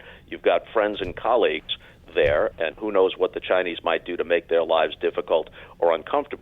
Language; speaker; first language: English; native; English